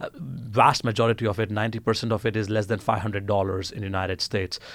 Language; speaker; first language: English; non-native, local second language; Gujarati